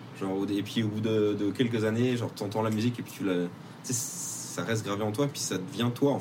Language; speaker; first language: French; native; French